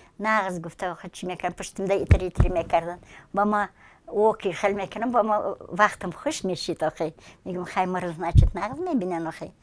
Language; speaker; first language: Tajik; non-native, local second language; Russian